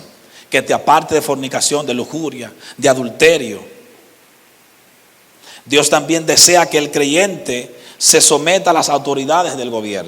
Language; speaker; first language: Spanish; native; Spanish